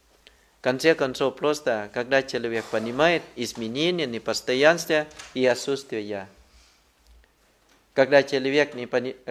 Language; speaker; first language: Russian; non-native, learner; Thai